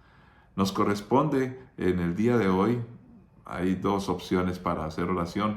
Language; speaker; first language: Spanish; native; Spanish